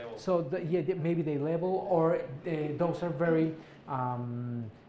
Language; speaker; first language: English; non-native, fluent; Spanish